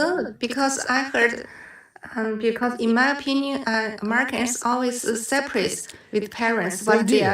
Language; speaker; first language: English; non-native, learner; Chinese